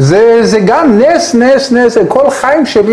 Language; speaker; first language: Hebrew; non-native, learner; Persian